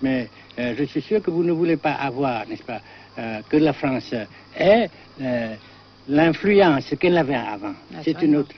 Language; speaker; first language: French; non-native, fluent; Vietnamese